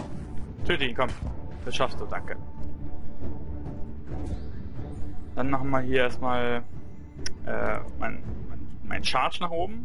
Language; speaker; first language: German; native; German